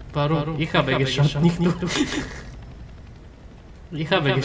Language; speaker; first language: German; non-native, learner; Serbian